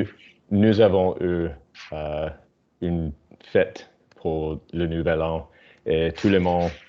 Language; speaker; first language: French; non-native, learner; English